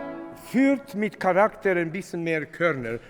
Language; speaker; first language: German; non-native, fluent; Latvian